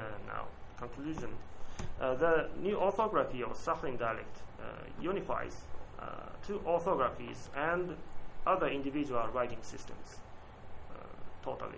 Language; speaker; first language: English; non-native, learner; Japanese